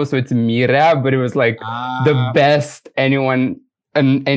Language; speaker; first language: English; non-native, fluent; Romanian